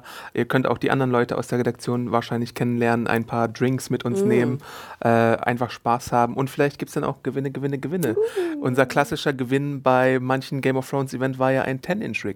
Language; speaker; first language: German; native; German